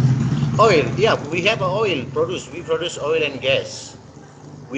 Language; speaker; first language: English; non-native, learner; Indonesian